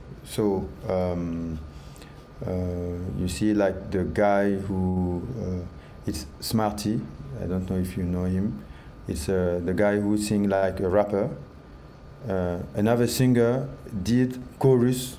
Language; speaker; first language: English; non-native, learner; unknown